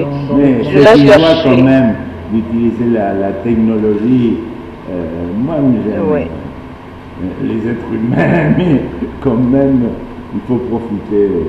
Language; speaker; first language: French; non-native, fluent; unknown